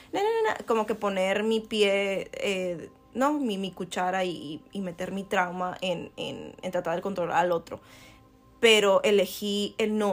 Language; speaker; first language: Spanish; native; Spanish